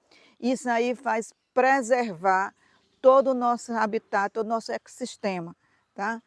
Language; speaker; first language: Portuguese; native; Portuguese